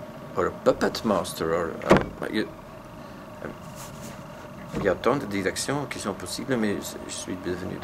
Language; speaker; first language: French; non-native, local second language; Dutch